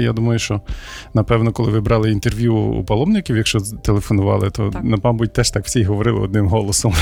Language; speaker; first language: Ukrainian; native; Ukrainian